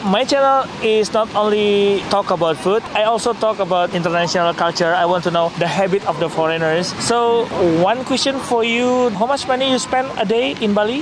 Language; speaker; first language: English; non-native, learner; Indonesian